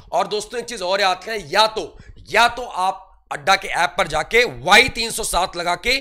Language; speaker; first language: Hindi; native; Hindi